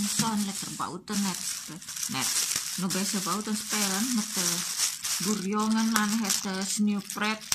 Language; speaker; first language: Dutch; non-native, learner; Indonesian